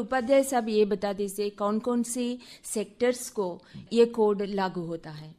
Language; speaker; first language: Hindi; non-native, local second language; Telugu